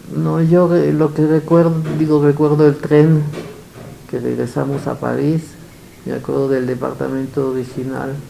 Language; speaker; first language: Spanish; early bilingual, other home language; Yiddish